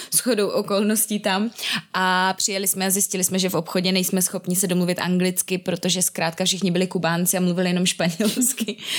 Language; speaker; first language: Czech; native; Czech